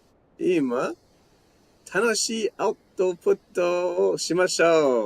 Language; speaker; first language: Japanese; non-native, learner; English